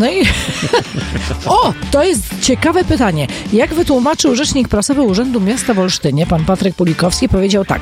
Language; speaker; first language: Polish; native; Polish